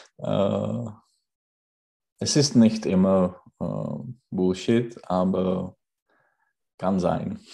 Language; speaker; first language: German; non-native, learner; Czech